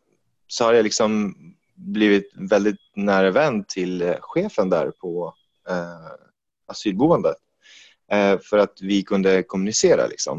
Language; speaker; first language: Swedish; non-native, fluent; Arabic